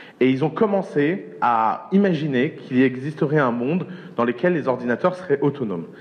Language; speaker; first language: French; native; French